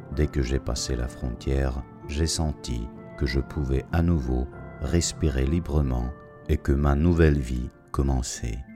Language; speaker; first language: French; non-native, fluent; Russian